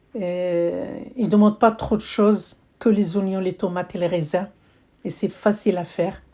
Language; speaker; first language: French; non-native, local second language; Arabic